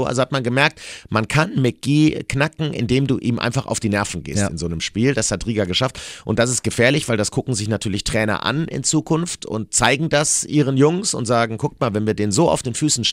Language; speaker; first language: German; native; German